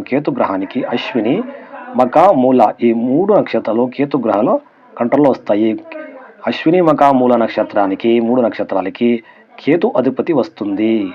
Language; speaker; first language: Telugu; non-native, local second language; Kannada